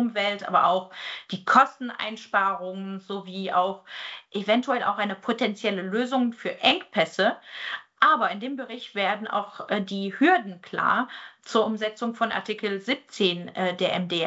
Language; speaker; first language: German; native; German